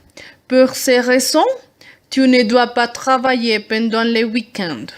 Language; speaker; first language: French; non-native, learner; Spanish